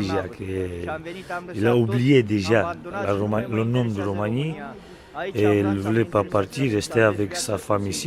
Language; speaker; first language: French; non-native, learner; Romanian